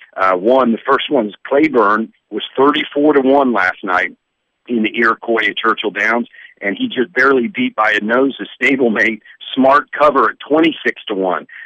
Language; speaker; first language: English; native; English